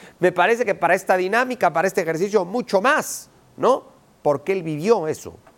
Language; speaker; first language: Spanish; native; Spanish